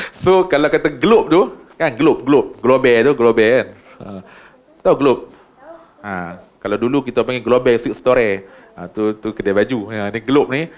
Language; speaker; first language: Malay; native; Malay